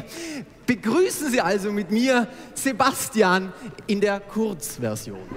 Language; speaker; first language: German; native; German